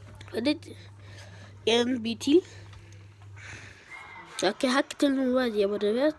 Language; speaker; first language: Norwegian; early bilingual, other home language; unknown